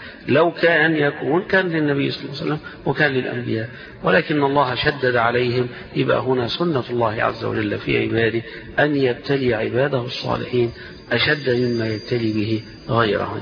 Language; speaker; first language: Arabic; native; Arabic